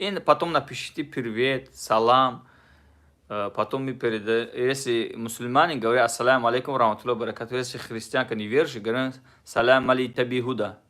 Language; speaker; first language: Russian; non-native, fluent; Tajik